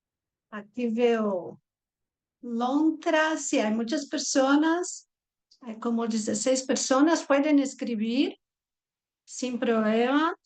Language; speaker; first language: Spanish; non-native, fluent; Portuguese